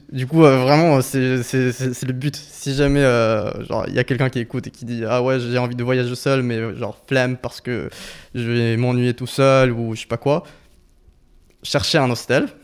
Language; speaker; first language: French; non-native, fluent; Spanish